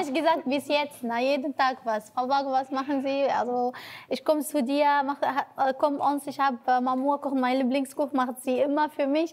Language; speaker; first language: German; non-native, learner; Arabic